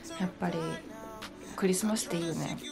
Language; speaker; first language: Japanese; native; Japanese